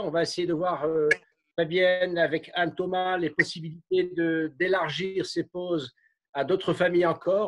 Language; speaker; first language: French; native; French